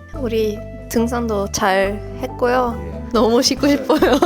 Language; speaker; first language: Korean; non-native, fluent; Swedish